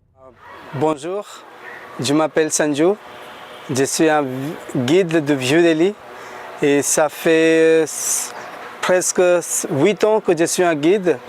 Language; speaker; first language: French; non-native, learner; Hindi